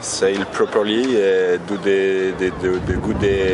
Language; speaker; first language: English; non-native, learner; French